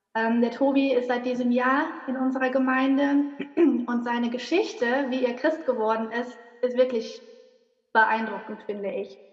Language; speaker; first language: German; native; German